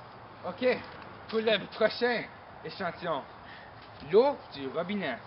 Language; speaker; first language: French; non-native, local second language; English